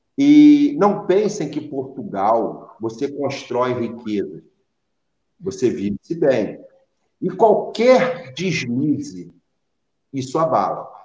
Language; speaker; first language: Portuguese; native; Portuguese